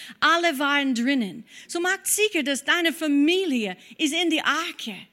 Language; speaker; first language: German; non-native, fluent; English